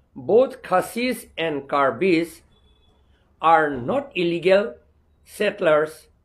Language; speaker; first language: English; non-native, local second language; Karbi